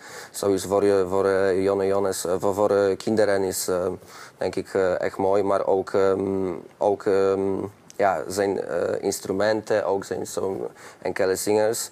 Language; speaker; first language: Dutch; non-native, learner; Polish